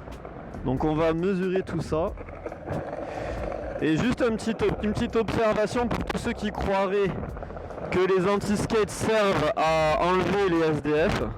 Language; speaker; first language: French; native; French